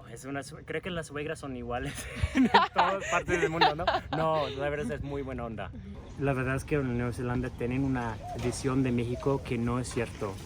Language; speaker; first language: Spanish; non-native, fluent; English